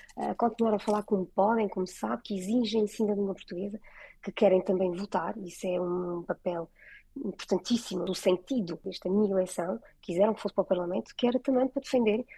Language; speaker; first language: Portuguese; early bilingual, heritage; French